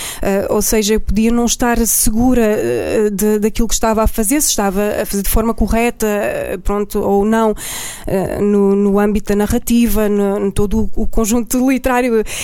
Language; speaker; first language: Portuguese; early bilingual, heritage; Portuguese